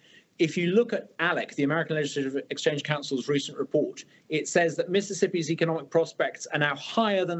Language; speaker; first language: English; native; English